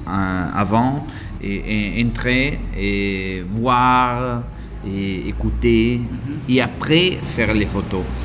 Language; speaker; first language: French; non-native, learner; Italian